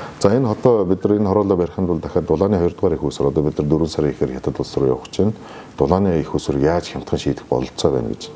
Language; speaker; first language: Mongolian; non-native, local second language; Kazakh